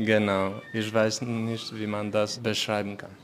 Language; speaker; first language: German; non-native, fluent; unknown